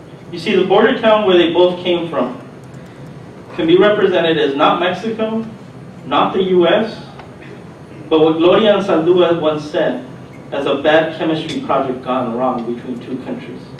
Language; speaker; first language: English; early bilingual, other home language; Spanish